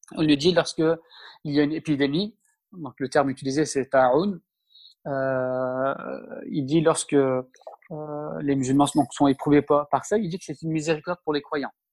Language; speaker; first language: French; early bilingual, other home language; Turkish